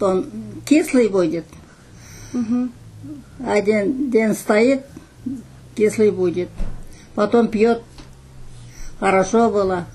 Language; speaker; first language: Russian; non-native, local second language; Kazakh